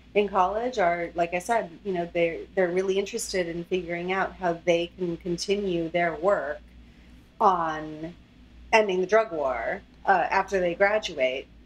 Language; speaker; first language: English; native; English